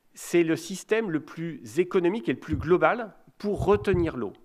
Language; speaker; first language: French; native; French